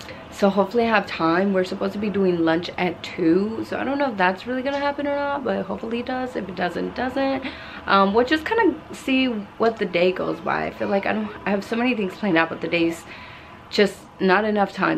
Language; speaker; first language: English; early bilingual, other home language; Spanish